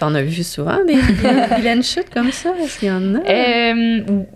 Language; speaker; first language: French; native; French